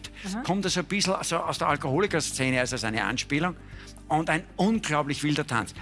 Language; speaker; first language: German; native; German